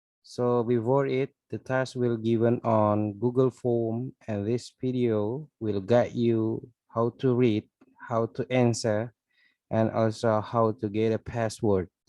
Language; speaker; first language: English; non-native, learner; Indonesian